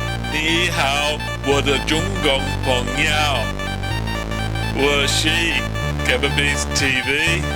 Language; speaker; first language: Chinese; non-native, learner; English